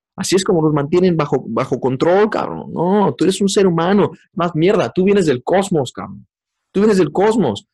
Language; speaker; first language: Spanish; native; Spanish